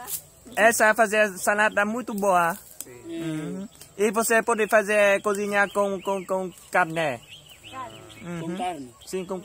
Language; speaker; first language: Portuguese; non-native, learner; Vietnamese